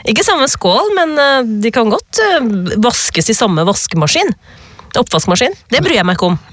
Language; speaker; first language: Norwegian; early bilingual, other home language; Urdu